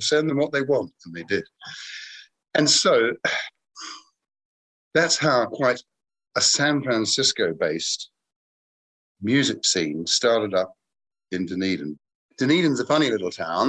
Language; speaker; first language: English; native; English